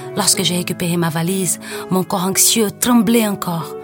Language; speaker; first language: French; non-native, fluent; Portuguese